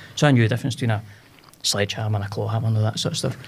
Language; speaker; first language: English; native; English